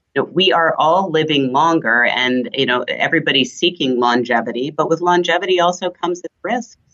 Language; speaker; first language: English; early bilingual, other home language; German